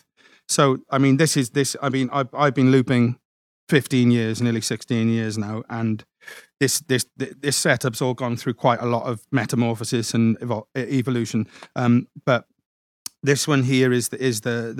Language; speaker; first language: English; native; English